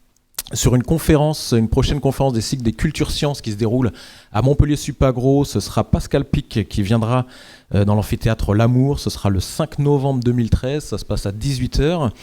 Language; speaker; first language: French; native; French